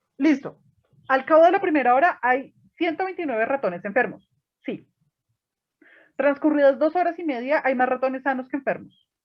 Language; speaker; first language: Spanish; native; Spanish